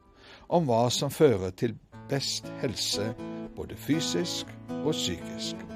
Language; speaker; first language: Norwegian; native; Norwegian